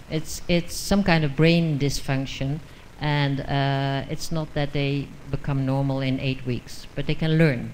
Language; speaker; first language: English; non-native, fluent; Dutch